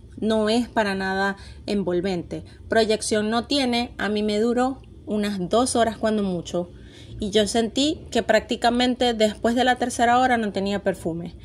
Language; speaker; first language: Spanish; native; Spanish